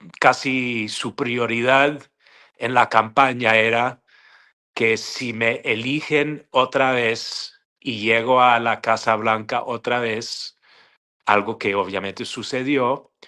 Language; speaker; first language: Spanish; non-native, fluent; English